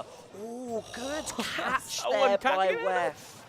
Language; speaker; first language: English; native; English